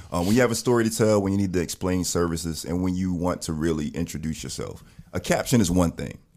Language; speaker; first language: English; native; English